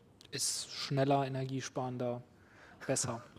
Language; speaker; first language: German; native; German